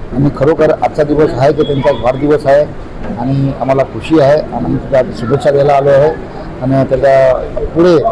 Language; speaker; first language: Marathi; non-native, local second language; Hindi